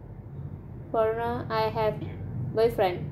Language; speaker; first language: English; non-native, learner; Indonesian